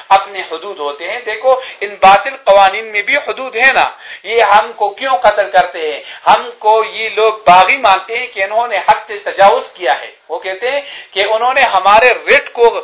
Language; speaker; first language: Urdu; non-native, local second language; Pashto